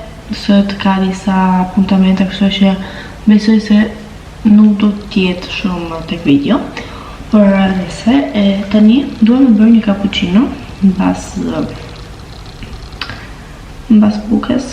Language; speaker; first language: Albanian; early bilingual, heritage; Albanian